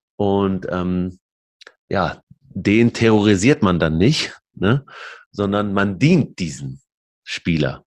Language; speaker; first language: German; early bilingual, other home language; Arabic